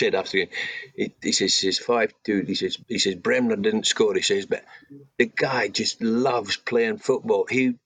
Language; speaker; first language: English; native; English